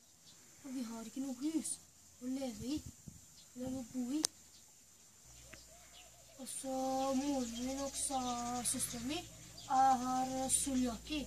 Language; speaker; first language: Swedish; early bilingual, other home language; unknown